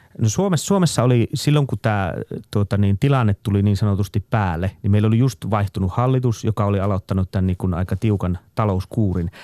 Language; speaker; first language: Finnish; native; Finnish